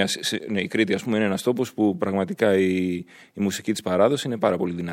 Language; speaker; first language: Greek; native; Greek